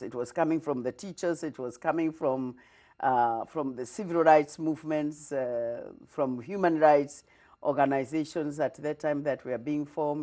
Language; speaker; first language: English; non-native, local second language; Kikuyu